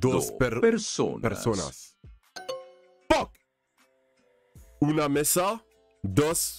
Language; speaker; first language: Spanish; non-native, learner; English